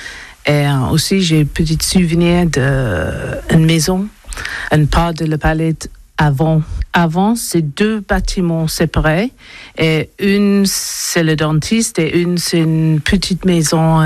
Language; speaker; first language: French; non-native, learner; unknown